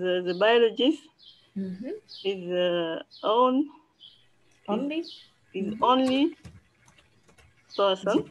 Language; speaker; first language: English; non-native, learner; French